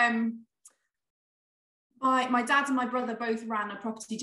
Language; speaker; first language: English; native; English